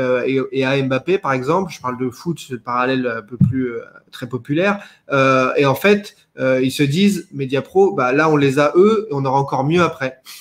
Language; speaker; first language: French; native; French